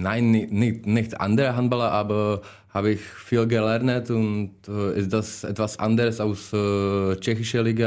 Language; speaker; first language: German; non-native, learner; Czech